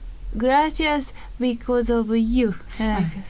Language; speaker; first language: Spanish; non-native, learner; Japanese